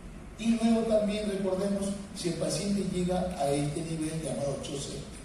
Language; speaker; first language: Spanish; native; Spanish